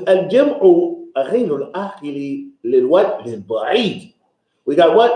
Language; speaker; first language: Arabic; non-native, fluent; English